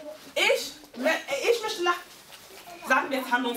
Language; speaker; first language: German; early bilingual, heritage; German